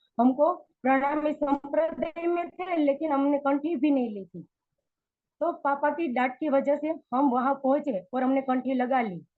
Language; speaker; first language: Hindi; non-native, local second language; Gujarati